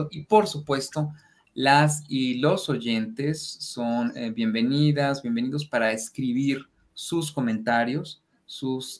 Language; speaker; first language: Spanish; native; Spanish